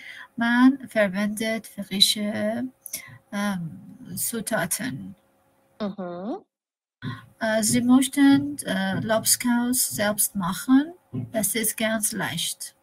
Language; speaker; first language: German; non-native, learner; Persian